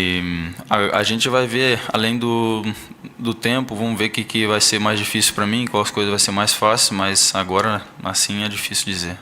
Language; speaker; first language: Portuguese; early bilingual, heritage; Portuguese